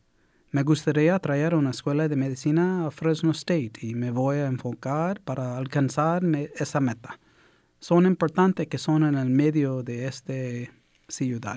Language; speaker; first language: Spanish; early bilingual, heritage; English